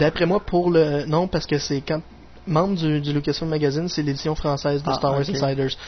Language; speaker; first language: French; native; French